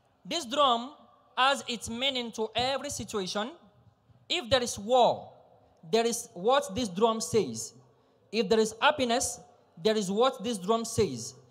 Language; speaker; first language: English; non-native, local second language; Yoruba